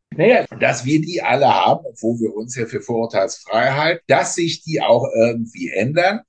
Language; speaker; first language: German; native; German